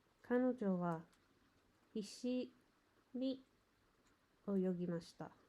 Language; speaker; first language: Japanese; non-native, learner; English